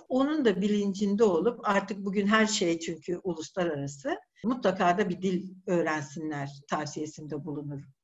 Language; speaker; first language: Turkish; native; Turkish